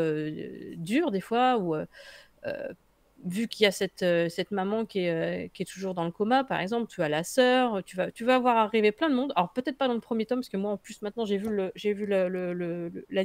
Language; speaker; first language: French; native; French